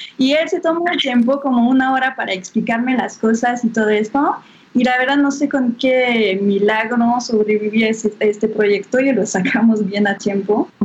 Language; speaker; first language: Spanish; non-native, fluent; French